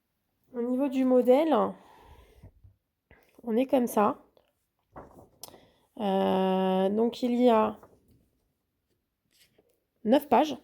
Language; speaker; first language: French; native; French